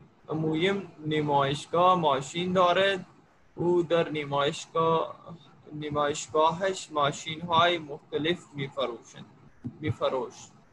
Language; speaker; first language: Persian; non-native, learner; Urdu